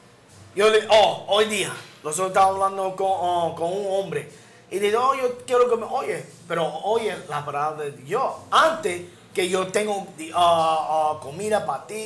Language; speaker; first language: Spanish; non-native, learner; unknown